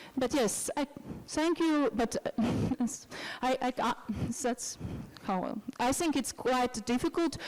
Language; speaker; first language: English; non-native, fluent; Latvian